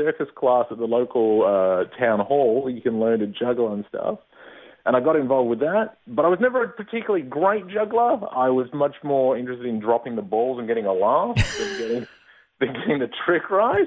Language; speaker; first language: English; native; English